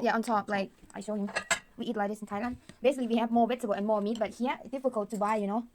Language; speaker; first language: English; non-native, learner; Thai